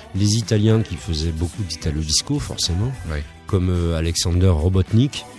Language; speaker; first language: French; native; French